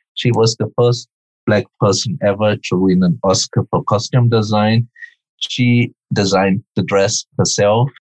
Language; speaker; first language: English; non-native, fluent; Portuguese